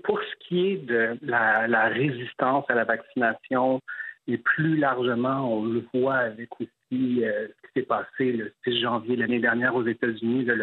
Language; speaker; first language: French; native; French